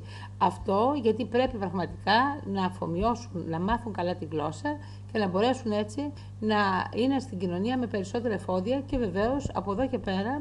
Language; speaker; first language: Greek; native; Greek